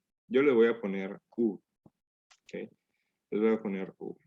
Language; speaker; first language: Spanish; native; Spanish